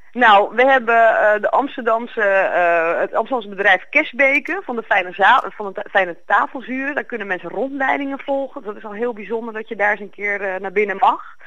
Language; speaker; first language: Dutch; native; Dutch